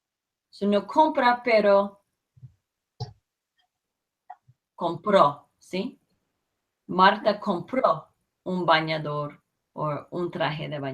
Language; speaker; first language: Spanish; non-native, fluent; English